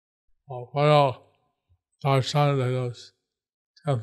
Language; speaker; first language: Spanish; non-native, learner; English